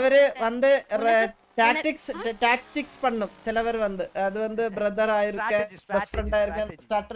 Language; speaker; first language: Tamil; non-native, learner; Malayalam